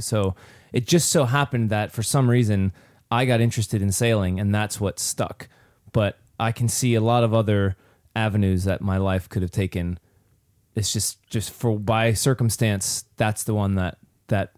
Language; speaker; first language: English; native; English